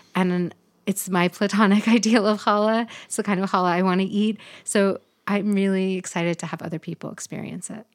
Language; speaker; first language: English; native; English